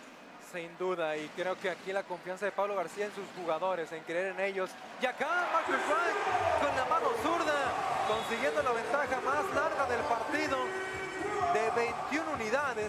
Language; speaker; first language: Spanish; native; Spanish